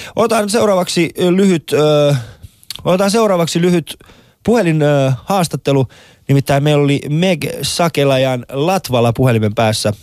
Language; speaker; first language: Finnish; non-native, fluent; Persian